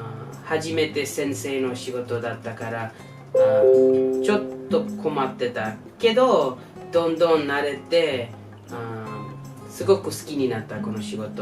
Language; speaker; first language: Japanese; non-native, learner; English